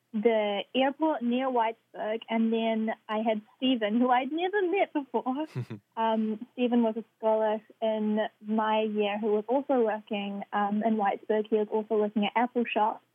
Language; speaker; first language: English; native; English